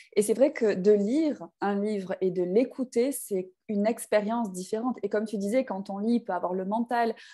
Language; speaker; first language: French; native; French